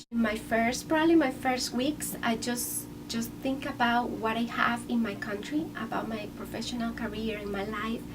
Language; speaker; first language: English; non-native, fluent; Spanish